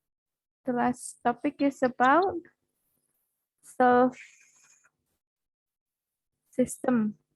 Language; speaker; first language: English; non-native, fluent; Indonesian